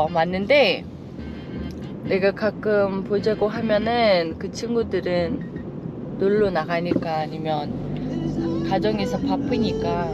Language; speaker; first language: Korean; non-native, fluent; Uzbek